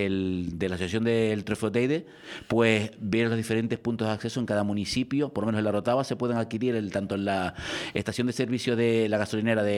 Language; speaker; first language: Spanish; native; Spanish